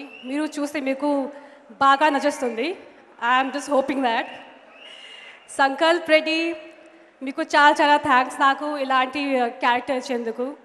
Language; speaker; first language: Telugu; non-native, learner; Hindi